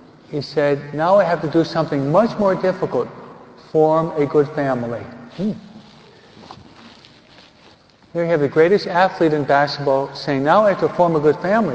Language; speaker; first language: English; native; English